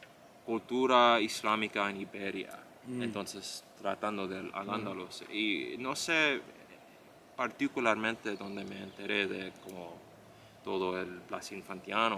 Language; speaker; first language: Spanish; non-native, fluent; English